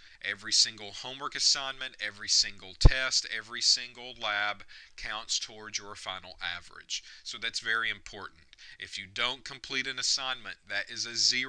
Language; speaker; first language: English; native; English